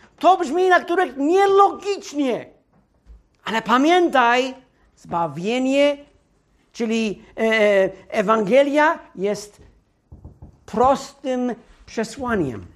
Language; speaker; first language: Polish; non-native, fluent; English